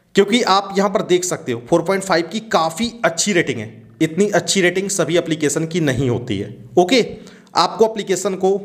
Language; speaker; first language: Hindi; native; Hindi